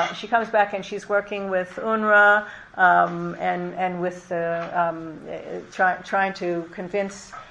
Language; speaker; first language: English; native; English